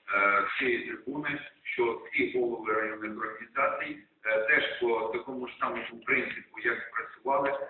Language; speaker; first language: Ukrainian; native; Ukrainian